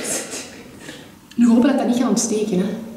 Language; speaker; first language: Dutch; native; Dutch